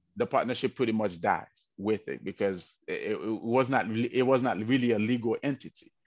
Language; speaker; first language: English; early bilingual, heritage; English